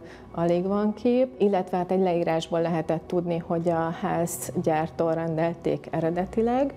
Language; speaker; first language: Hungarian; native; Hungarian